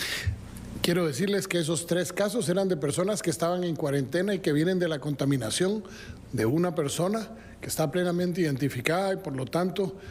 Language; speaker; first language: Spanish; native; Spanish